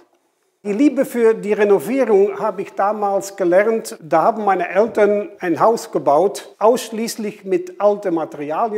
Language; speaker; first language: German; non-native, fluent; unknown